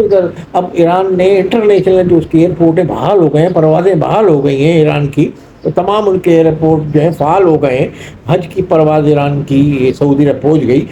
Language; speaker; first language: Urdu; non-native, local second language; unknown